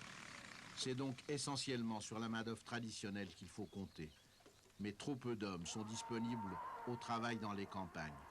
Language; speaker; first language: French; native; French